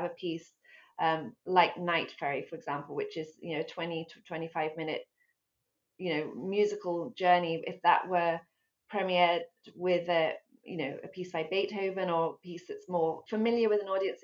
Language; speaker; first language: English; native; English